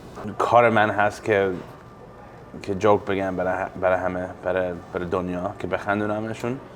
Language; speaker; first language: Persian; early bilingual, heritage; English